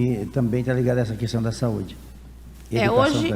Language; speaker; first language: Portuguese; native; Portuguese